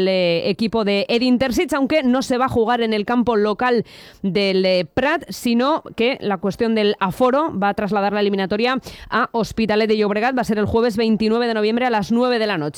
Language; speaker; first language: Spanish; native; Spanish